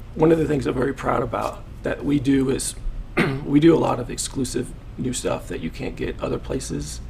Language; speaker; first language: English; native; English